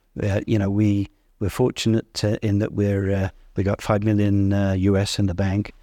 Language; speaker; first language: English; native; English